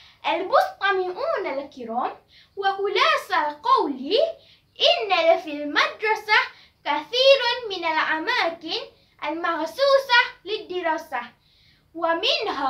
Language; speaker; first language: Arabic; non-native, learner; Malay